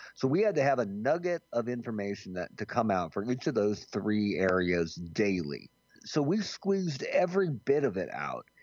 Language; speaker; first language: English; native; English